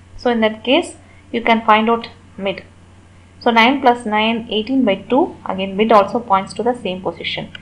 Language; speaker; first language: English; non-native, local second language; Tamil